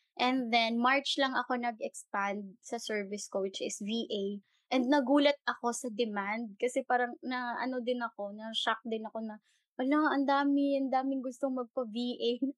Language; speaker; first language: Filipino; non-native, local second language; Hiligaynon